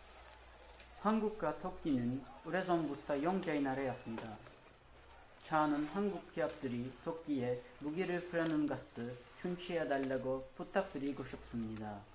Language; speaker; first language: Korean; non-native, learner; Turkish